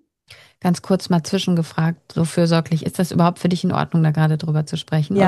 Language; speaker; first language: German; native; German